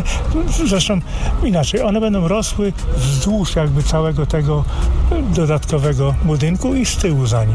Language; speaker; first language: Polish; native; Polish